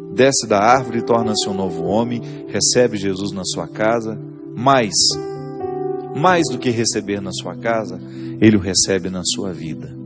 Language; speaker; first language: Portuguese; native; Portuguese